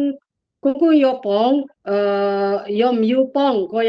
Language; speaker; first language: Chinese; non-native, learner; Indonesian